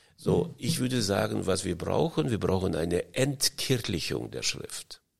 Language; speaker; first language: German; early bilingual, heritage; German